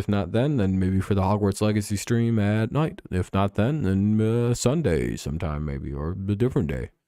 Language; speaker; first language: English; native; English